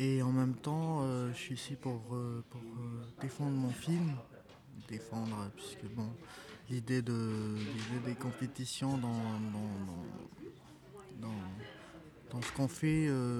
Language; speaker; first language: French; non-native, local second language; Malagasy